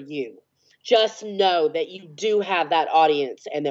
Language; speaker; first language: English; native; English